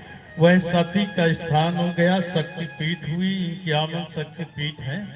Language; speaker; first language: Hindi; native; Hindi